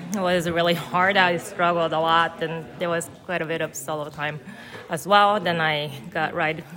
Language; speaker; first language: English; non-native, fluent; Japanese